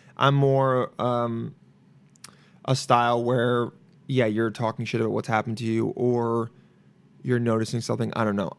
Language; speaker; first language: English; native; English